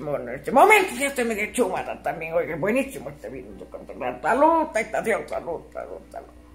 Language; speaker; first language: Spanish; native; Spanish